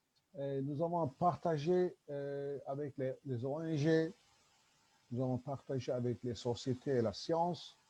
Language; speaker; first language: French; non-native, learner; Turkish